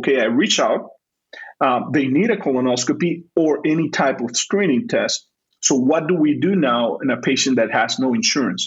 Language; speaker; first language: English; non-native, fluent; Spanish